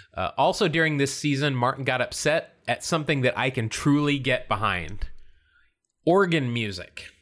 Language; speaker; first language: English; native; English